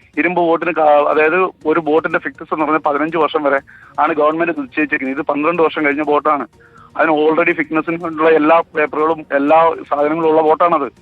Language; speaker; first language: Malayalam; native; Malayalam